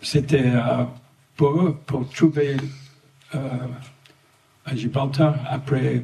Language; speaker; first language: French; non-native, fluent; English